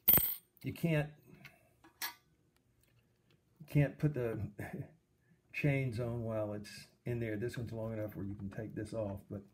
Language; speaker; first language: English; native; English